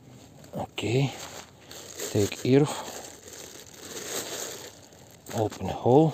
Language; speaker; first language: English; non-native, learner; Russian